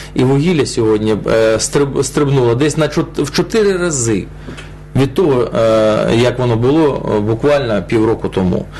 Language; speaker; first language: Ukrainian; non-native, local second language; Russian